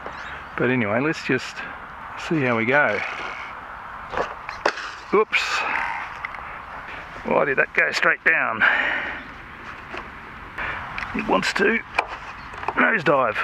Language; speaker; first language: English; native; English